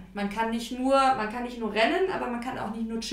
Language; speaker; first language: German; native; German